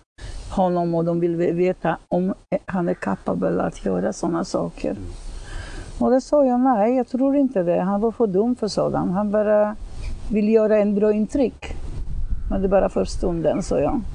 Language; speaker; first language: Swedish; non-native, fluent; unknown